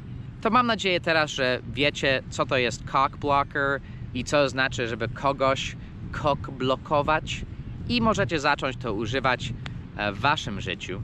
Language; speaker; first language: Polish; non-native, fluent; English